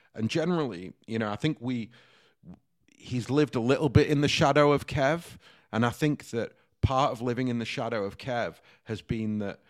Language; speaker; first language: English; native; English